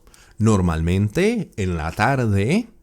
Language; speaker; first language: Spanish; non-native, fluent; English